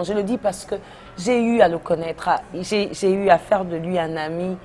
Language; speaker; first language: French; non-native, local second language; Lingala